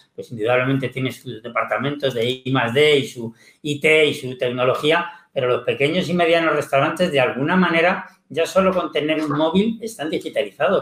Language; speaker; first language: Spanish; native; Spanish